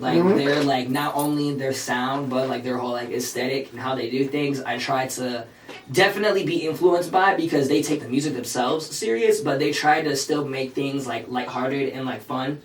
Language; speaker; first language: English; early bilingual, other home language; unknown